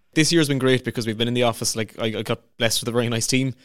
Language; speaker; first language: English; native; English